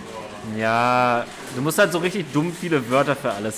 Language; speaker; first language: German; native; German